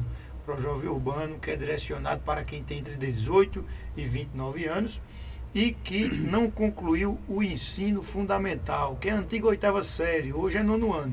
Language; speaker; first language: Portuguese; native; Portuguese